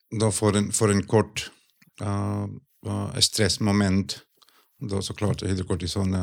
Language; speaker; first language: Swedish; non-native, fluent; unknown